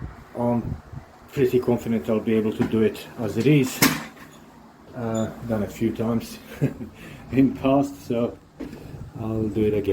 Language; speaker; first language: English; non-native, fluent; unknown